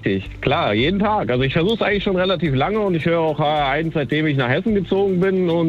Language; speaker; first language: German; native; German